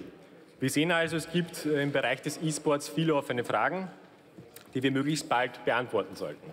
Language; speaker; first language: German; native; German